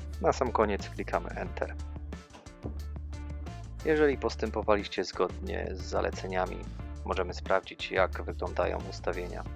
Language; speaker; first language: Polish; native; Polish